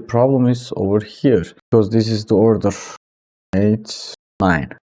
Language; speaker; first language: English; non-native, fluent; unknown